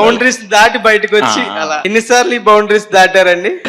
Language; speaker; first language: Telugu; native; Telugu